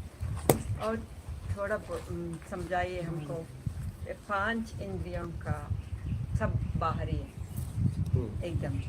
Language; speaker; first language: Hindi; non-native, local second language; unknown